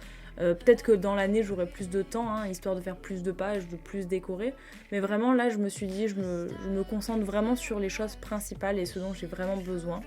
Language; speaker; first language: French; native; French